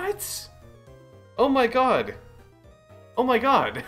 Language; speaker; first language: English; native; English